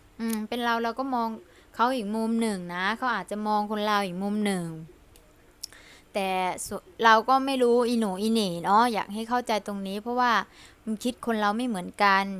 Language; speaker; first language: Thai; early bilingual, other home language; Lao